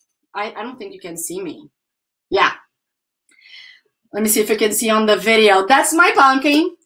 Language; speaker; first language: English; non-native, fluent; Portuguese